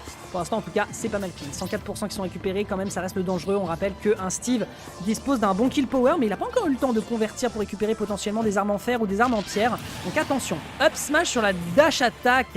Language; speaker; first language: French; native; French